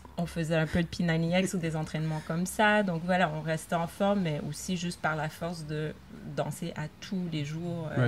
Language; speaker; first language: French; native; French